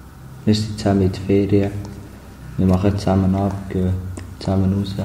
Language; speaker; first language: German; early bilingual, other home language; Albanian